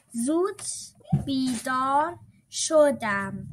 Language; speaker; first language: Persian; early bilingual, heritage; Persian